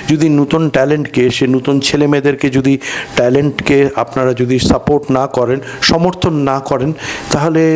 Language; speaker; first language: Bangla; native; Bangla